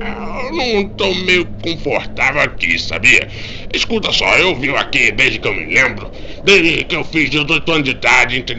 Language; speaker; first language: Portuguese; native; Portuguese